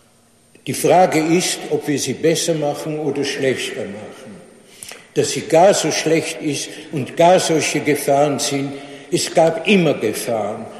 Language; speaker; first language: German; non-native, fluent; English